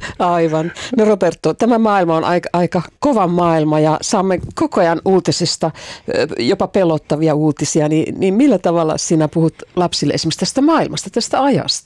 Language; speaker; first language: Finnish; native; Finnish